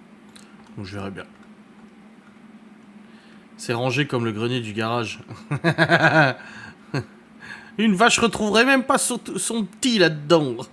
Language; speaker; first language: French; native; French